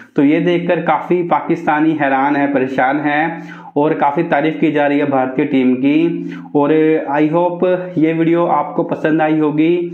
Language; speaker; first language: Hindi; native; Hindi